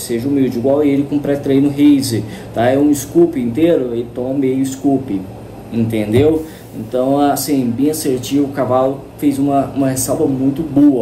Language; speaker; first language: Portuguese; native; Portuguese